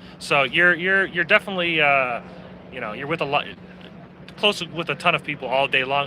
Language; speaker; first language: English; native; English